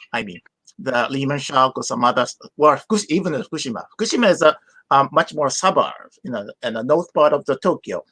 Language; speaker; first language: English; non-native, fluent; Japanese